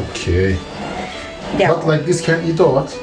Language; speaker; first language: English; non-native, learner; Turkish